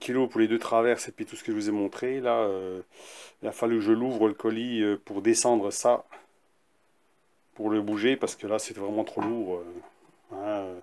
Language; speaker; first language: French; native; French